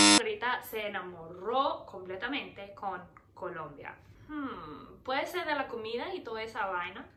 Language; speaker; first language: Spanish; non-native, fluent; English